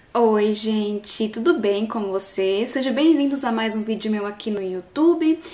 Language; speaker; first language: Portuguese; native; Portuguese